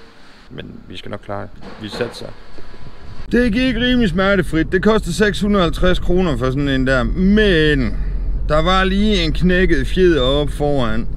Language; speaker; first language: Danish; native; Danish